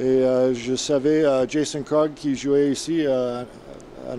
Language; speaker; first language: French; non-native, learner; English